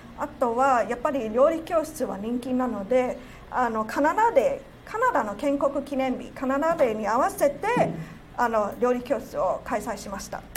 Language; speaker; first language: Japanese; non-native, fluent; Cantonese